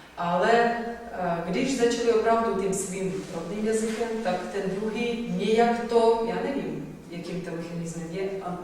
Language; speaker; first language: Czech; non-native, fluent; Russian